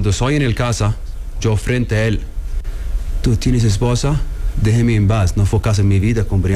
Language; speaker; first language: Spanish; non-native, learner; Arabic